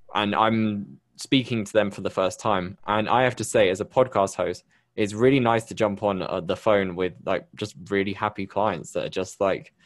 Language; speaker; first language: English; native; English